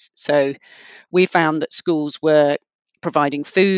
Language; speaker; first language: English; native; English